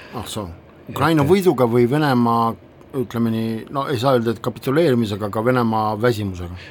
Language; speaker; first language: Estonian; non-native, local second language; Russian